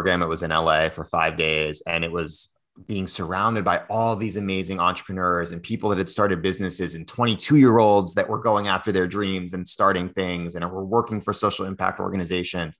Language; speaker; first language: English; native; English